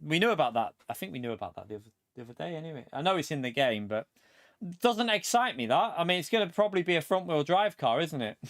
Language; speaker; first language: English; native; English